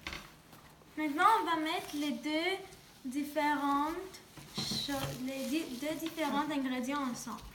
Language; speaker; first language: French; non-native, local second language; English